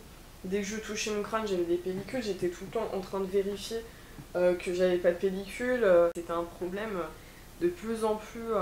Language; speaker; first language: French; native; French